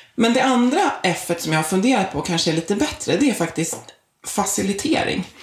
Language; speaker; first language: Swedish; native; Swedish